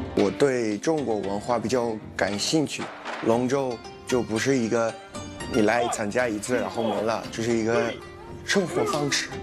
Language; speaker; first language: Chinese; non-native, learner; English